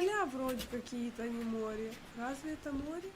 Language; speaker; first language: Russian; native; Russian